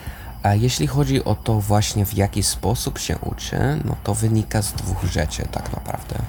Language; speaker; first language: Polish; non-native, fluent; English